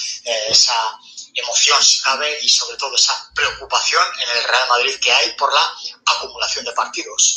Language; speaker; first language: Spanish; native; Spanish